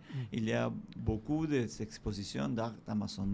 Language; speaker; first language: French; non-native, fluent; Spanish